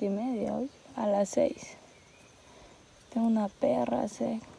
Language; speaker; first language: Spanish; native; Spanish